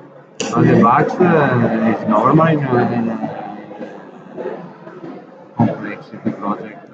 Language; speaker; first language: English; non-native, learner; Italian